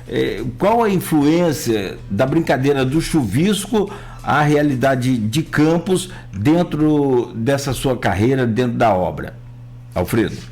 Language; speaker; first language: Portuguese; native; Portuguese